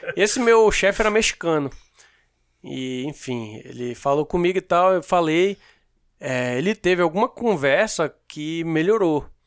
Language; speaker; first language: Portuguese; native; Portuguese